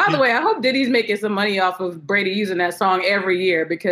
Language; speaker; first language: English; native; English